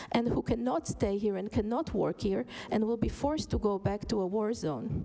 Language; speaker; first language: English; non-native, fluent; Hebrew